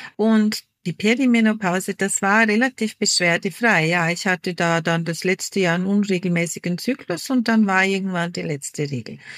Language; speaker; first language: German; native; German